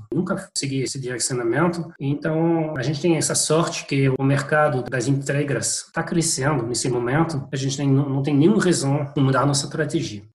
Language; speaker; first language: Portuguese; non-native, fluent; French